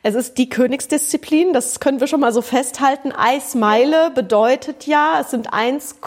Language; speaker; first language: German; native; German